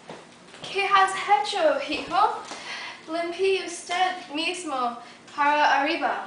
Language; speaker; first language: Spanish; non-native, learner; English